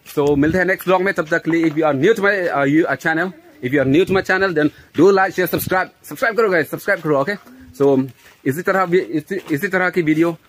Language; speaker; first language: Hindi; non-native, local second language; Karbi